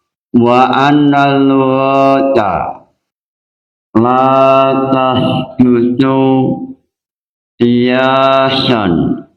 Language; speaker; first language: Arabic; non-native, fluent; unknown